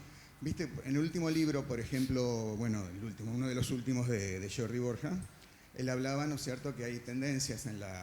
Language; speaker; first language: Spanish; native; Spanish